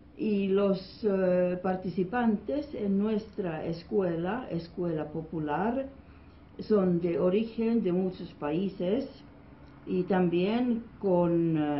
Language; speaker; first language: Spanish; non-native, fluent; Finnish